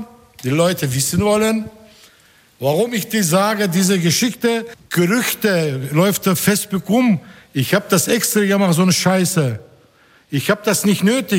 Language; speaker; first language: German; non-native, fluent; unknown